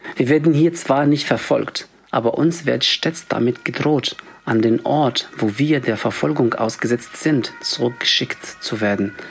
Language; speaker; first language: German; non-native, fluent; Arabic